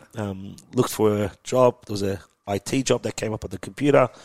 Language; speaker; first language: English; early bilingual, other home language; Persian